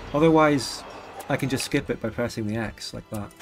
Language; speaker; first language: English; native; English